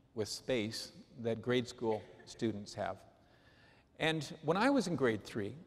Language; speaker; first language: English; native; English